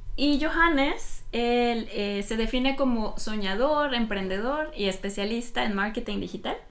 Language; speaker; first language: Spanish; native; Spanish